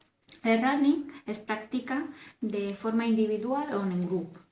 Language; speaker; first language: Catalan; non-native, learner; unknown